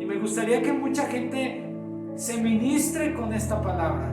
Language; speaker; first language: Spanish; native; Spanish